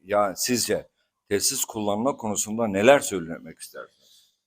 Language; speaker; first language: Turkish; native; Turkish